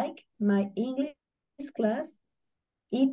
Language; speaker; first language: English; non-native, learner; Spanish